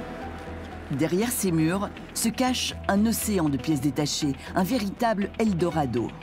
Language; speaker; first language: French; native; French